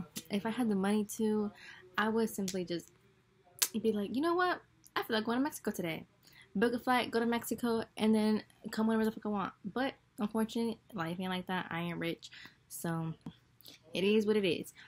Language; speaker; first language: English; early bilingual, other home language; Spanish